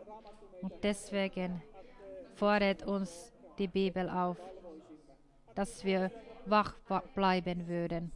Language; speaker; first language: German; non-native, fluent; Finnish